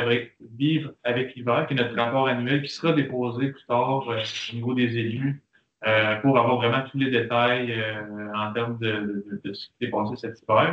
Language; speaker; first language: French; native; French